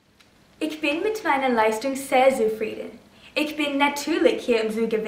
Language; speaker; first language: German; non-native, learner; English